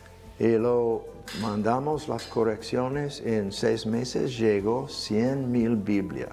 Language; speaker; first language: Spanish; non-native, fluent; English